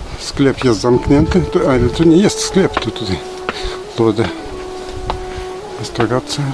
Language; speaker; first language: Polish; non-native, fluent; Turkish